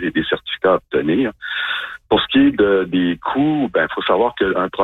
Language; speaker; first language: French; native; French